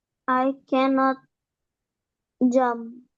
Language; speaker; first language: English; non-native, learner; Indonesian